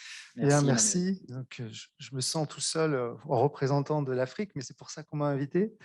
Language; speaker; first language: French; native; French